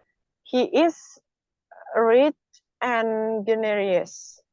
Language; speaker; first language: English; non-native, learner; Indonesian